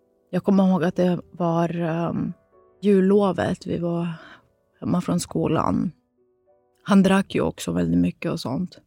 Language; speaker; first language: Swedish; native; Swedish